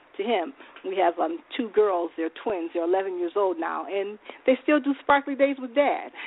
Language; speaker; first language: English; native; English